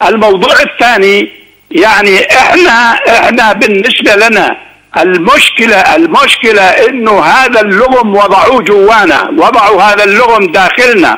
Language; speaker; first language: Arabic; native; Arabic